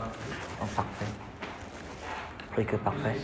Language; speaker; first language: French; non-native, learner; Vietnamese